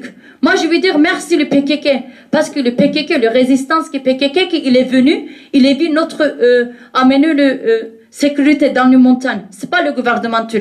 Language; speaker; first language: French; non-native, learner; Kurdish